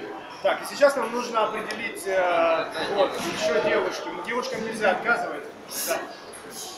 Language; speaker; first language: Russian; native; Russian